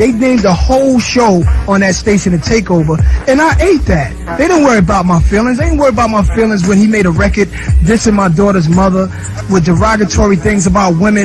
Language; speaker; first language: English; native; English